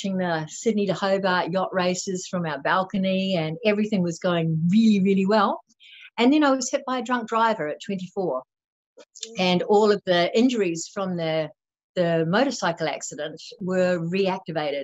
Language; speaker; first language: English; native; English